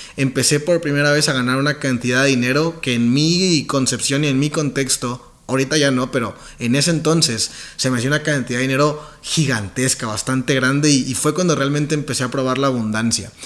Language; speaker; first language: Spanish; native; Spanish